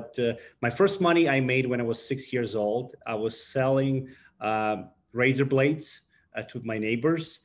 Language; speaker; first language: English; non-native, fluent; Ukrainian